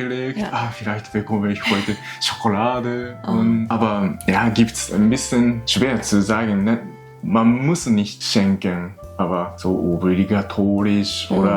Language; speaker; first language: German; non-native, learner; Japanese